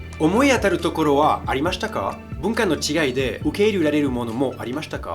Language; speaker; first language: Japanese; non-native, fluent; French